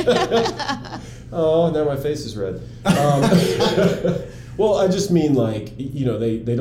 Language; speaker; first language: English; native; English